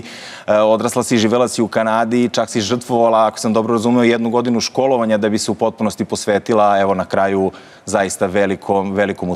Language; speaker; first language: Croatian; native; Croatian